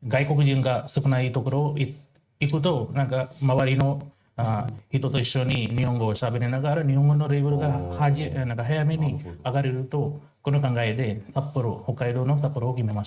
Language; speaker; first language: Japanese; non-native, fluent; Hindi